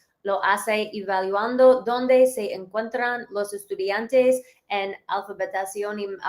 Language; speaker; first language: Spanish; early bilingual, heritage; English